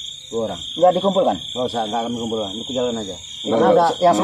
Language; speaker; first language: Indonesian; native; Indonesian